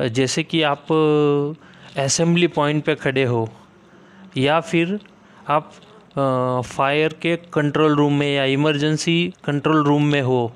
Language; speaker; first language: Hindi; native; Hindi